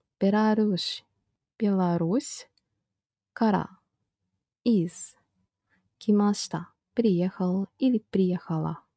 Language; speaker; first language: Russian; non-native, fluent; Japanese